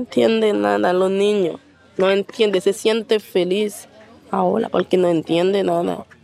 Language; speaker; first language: Spanish; non-native, learner; Haitian Creole